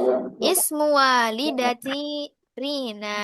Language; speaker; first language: Arabic; non-native, learner; Indonesian